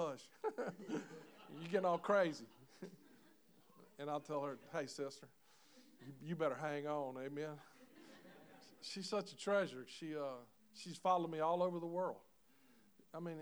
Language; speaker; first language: English; native; English